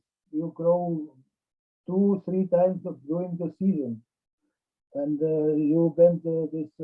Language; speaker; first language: English; non-native, learner; Czech